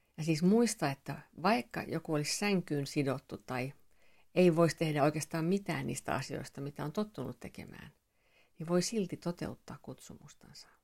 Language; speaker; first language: Finnish; non-native, local second language; Swedish